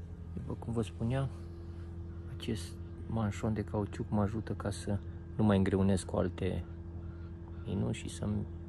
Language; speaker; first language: Romanian; native; Romanian